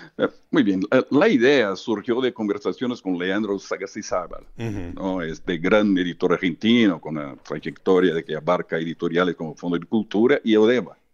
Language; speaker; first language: Spanish; early bilingual, heritage; Portuguese